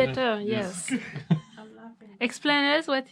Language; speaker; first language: English; non-native, learner; French